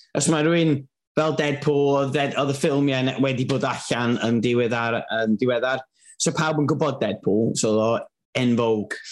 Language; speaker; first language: Welsh; native; Welsh